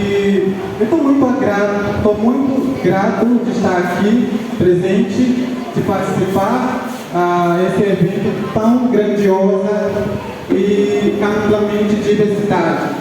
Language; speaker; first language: Portuguese; non-native, local second language; Ticuna